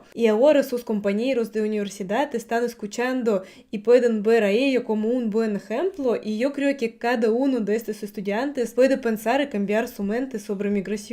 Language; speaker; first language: Spanish; non-native, fluent; Russian